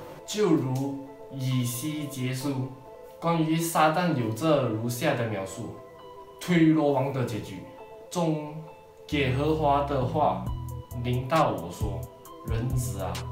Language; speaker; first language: Chinese; native; Chinese